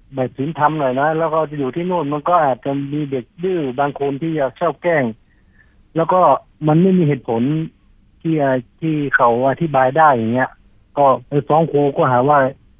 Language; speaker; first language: Thai; native; Thai